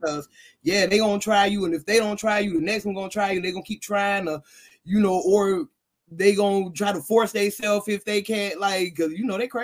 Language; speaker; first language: English; native; English